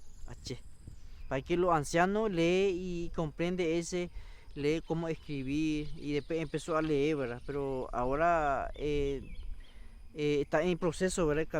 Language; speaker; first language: Spanish; non-native, local second language; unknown